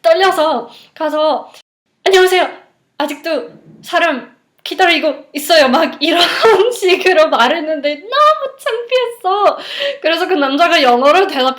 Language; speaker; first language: Korean; non-native, fluent; English